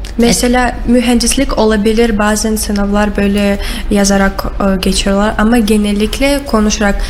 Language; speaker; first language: Turkish; non-native, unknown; Russian